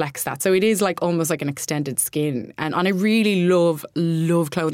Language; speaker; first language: English; native; English